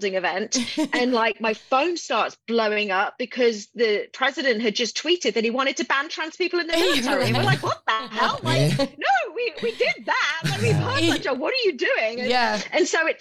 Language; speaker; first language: English; native; English